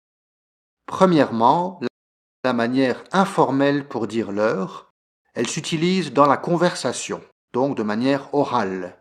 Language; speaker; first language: French; native; French